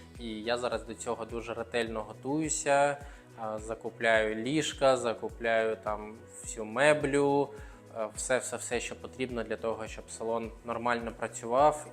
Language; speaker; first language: Ukrainian; non-native, local second language; Russian